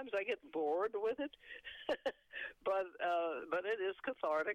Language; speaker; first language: English; native; English